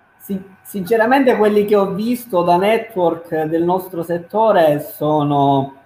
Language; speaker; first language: Italian; native; Italian